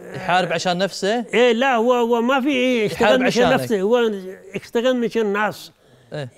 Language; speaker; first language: Arabic; non-native, fluent; Urdu